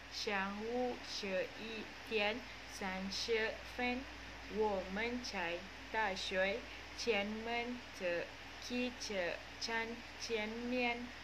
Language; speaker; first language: Chinese; non-native, learner; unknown